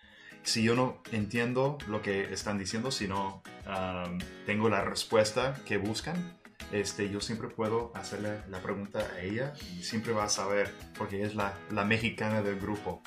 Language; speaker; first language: Spanish; non-native, fluent; English